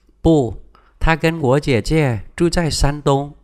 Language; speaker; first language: Chinese; non-native, fluent; Vietnamese